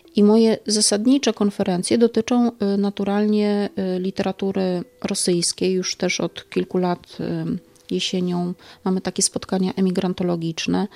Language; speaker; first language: Polish; native; Polish